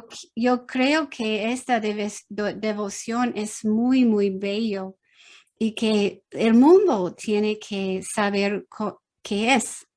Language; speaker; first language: Spanish; non-native, learner; English